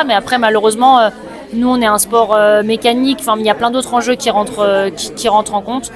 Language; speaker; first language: French; native; French